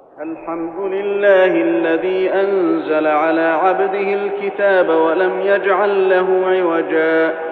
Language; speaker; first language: Arabic; native; Arabic